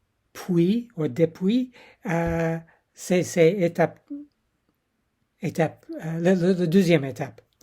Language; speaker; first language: French; non-native, learner; English